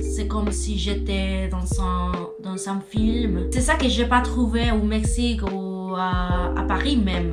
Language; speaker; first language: French; non-native, learner; Spanish